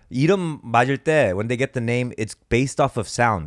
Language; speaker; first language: English; early bilingual, other home language; Korean